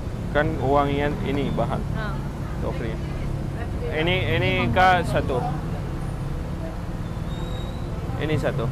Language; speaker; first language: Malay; non-native, fluent; Urdu